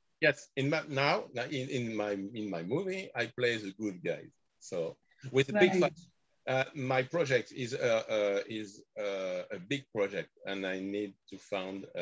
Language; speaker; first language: English; non-native, learner; French